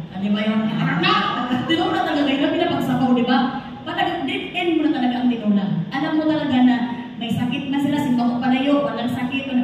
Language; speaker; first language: Filipino; non-native, local second language; Cebuano